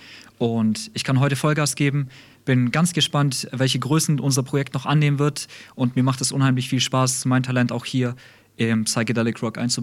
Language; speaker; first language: German; native; German